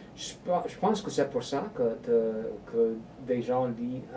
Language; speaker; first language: French; non-native, learner; English